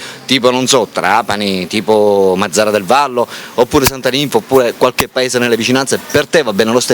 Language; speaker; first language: Italian; native; Italian